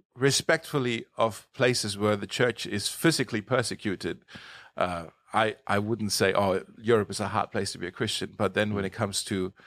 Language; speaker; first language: English; non-native, fluent; German